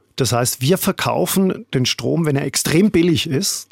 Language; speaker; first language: German; native; German